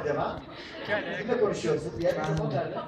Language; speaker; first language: Turkish; native; Turkish